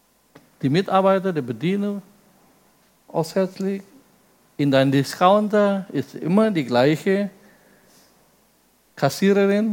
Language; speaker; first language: German; non-native, fluent; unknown